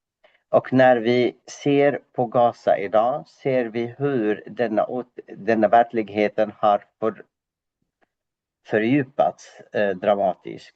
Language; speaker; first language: Swedish; non-native, fluent; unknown